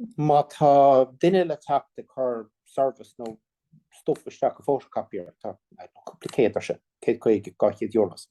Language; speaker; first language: Irish; non-native, local second language; English